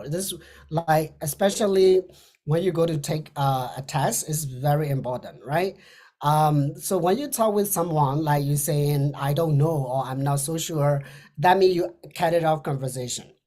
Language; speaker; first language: English; non-native, fluent; Burmese